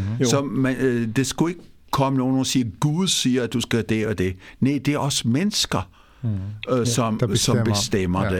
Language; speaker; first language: Danish; early bilingual, other home language; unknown